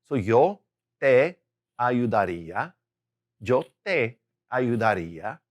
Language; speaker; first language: Spanish; non-native, fluent; English